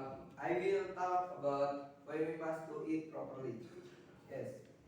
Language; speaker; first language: English; non-native, learner; Indonesian